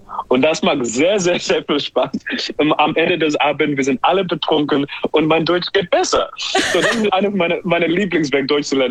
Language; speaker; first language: German; non-native, learner; English